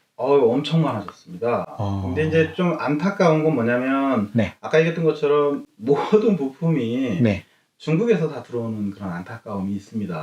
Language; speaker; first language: Korean; native; Korean